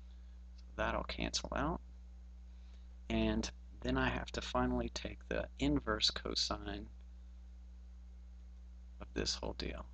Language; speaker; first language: English; native; English